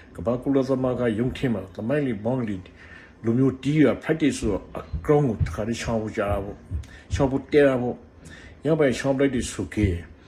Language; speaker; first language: Burmese; native; Burmese